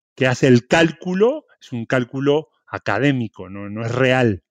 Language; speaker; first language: Spanish; native; Spanish